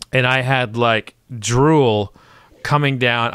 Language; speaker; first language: English; native; English